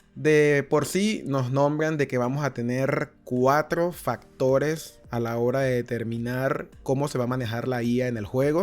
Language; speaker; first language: Spanish; native; Spanish